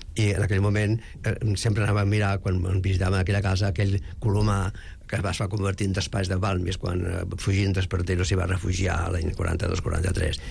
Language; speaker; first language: Catalan; non-native, local second language; Spanish